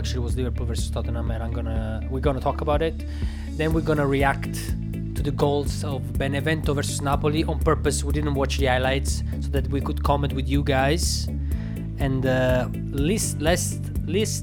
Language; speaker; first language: English; non-native, fluent; Italian